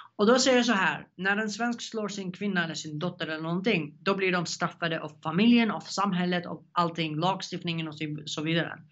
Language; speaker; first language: Swedish; non-native, fluent; Arabic